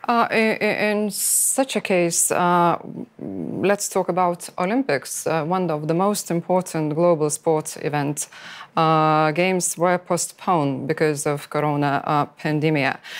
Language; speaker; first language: English; non-native, fluent; Lithuanian